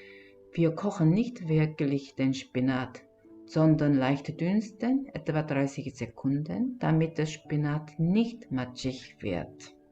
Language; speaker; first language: German; non-native, learner; Korean